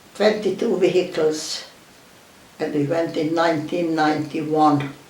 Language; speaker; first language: English; non-native, fluent; Hungarian